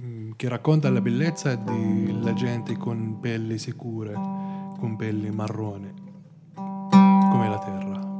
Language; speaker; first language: Italian; non-native, learner; Arabic